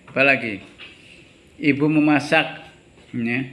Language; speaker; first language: Indonesian; native; Indonesian